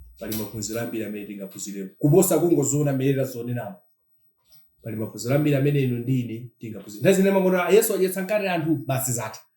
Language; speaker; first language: Nyanja; non-native, local second language; Tumbuka